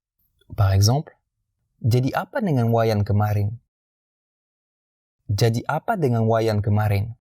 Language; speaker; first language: Indonesian; non-native, fluent; French